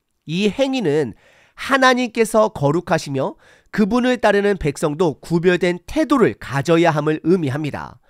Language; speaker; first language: Korean; native; Korean